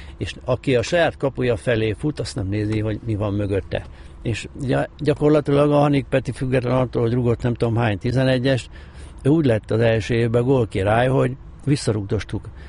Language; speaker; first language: Hungarian; native; Hungarian